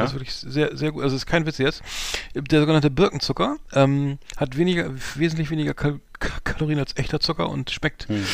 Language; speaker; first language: German; native; German